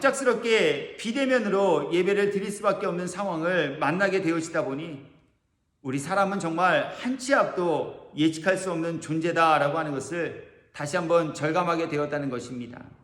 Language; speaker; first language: Korean; native; Korean